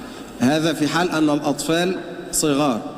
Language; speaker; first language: Arabic; native; Arabic